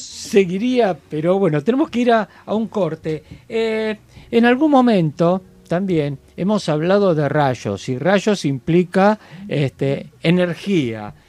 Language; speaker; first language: Spanish; native; Spanish